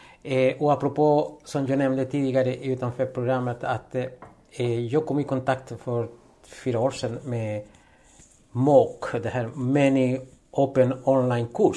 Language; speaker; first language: Swedish; non-native, fluent; Spanish